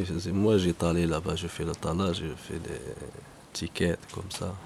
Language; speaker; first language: French; non-native, local second language; Arabic